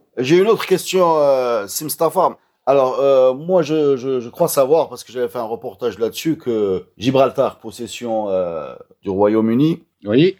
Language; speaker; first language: French; non-native, local second language; Arabic